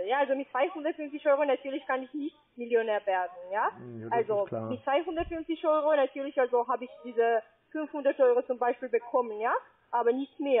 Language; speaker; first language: German; non-native, learner; Spanish